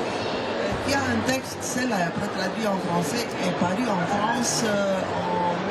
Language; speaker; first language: French; non-native, fluent; Romanian